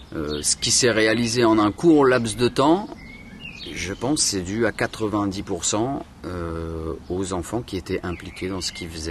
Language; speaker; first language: French; native; French